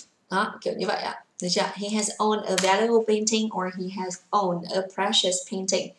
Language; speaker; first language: English; non-native, fluent; Vietnamese